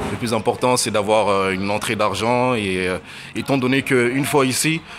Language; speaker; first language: French; early bilingual, other home language; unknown